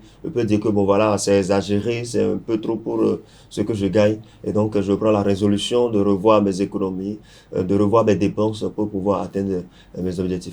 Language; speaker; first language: French; non-native, local second language; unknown